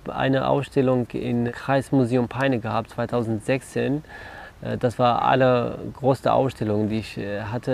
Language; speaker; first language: German; non-native, learner; Kurdish